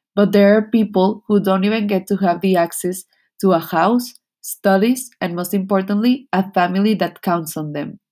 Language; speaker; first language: English; non-native, fluent; Spanish